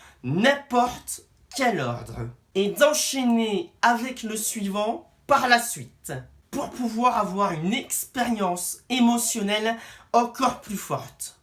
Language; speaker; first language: French; native; French